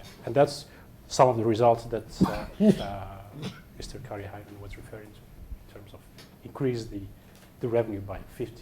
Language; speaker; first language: English; non-native, fluent; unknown